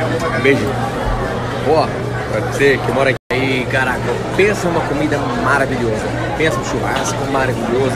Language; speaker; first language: Portuguese; non-native, fluent; Arabic